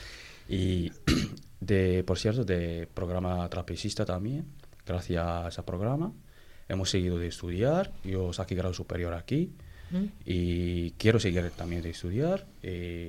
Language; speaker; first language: Spanish; non-native, learner; Arabic